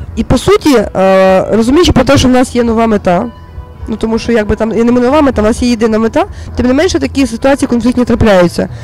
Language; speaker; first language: Ukrainian; native; Ukrainian